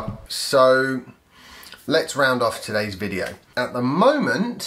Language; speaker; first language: English; native; English